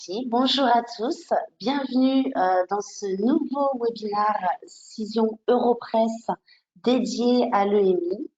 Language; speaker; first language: French; native; French